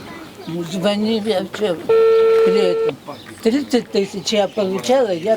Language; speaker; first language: Russian; native; Russian